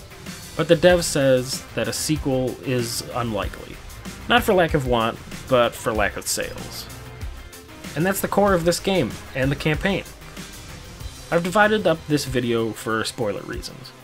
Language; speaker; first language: English; native; English